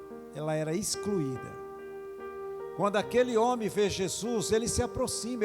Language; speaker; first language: Portuguese; native; Portuguese